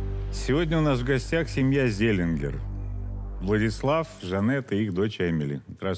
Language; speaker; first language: Russian; native; Russian